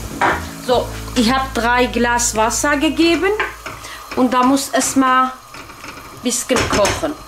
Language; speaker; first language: German; non-native, local second language; Kurdish